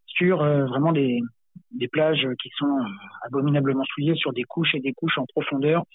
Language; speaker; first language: French; native; French